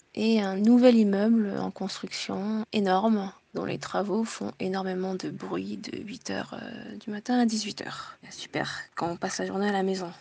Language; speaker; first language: French; early bilingual, heritage; Japanese